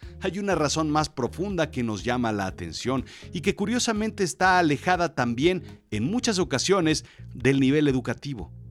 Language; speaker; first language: Spanish; native; Spanish